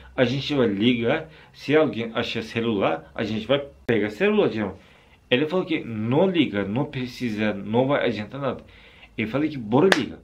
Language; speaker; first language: Portuguese; non-native, learner; Turkish